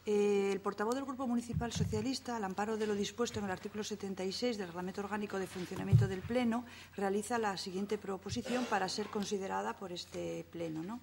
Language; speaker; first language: Spanish; native; Spanish